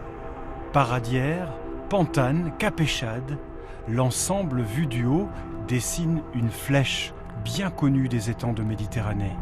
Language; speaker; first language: French; native; French